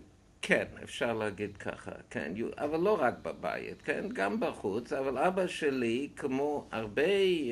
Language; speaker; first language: Hebrew; non-native, fluent; German